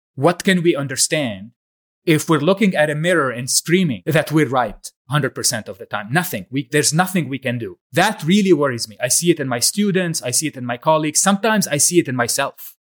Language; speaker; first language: English; non-native, fluent; Arabic